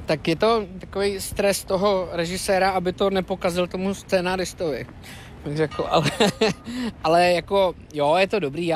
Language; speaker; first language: Czech; native; Czech